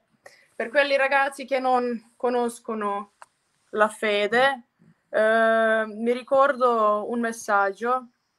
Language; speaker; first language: Italian; non-native, fluent; Croatian